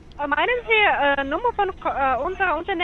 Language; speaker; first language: German; non-native, learner; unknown